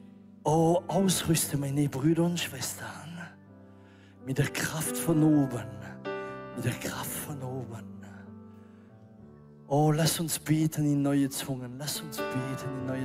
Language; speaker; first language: German; non-native, fluent; French